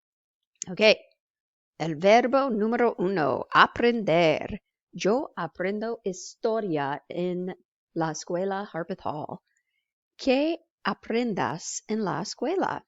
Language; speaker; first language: Spanish; non-native, fluent; English